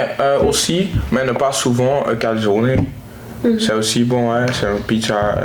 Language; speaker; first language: French; non-native, learner; Dutch